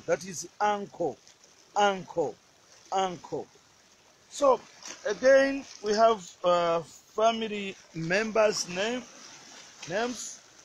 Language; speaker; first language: English; non-native, local second language; Swahili